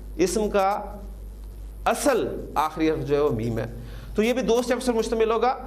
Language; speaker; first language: Urdu; native; Urdu